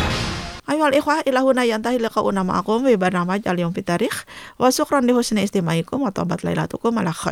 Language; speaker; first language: Arabic; non-native, fluent; Indonesian